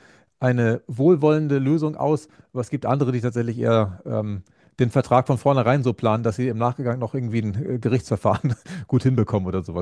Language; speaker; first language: German; native; German